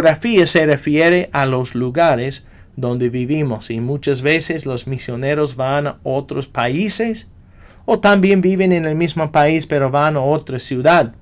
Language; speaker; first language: Spanish; non-native, fluent; English